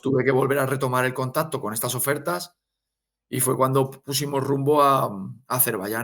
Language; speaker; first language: Spanish; native; Spanish